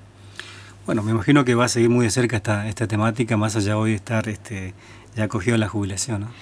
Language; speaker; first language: Spanish; native; Spanish